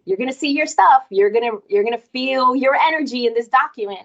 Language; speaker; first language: English; early bilingual, other home language; Spanish